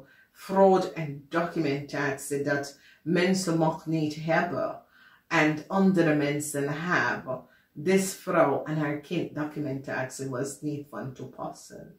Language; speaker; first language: Dutch; non-native, fluent; English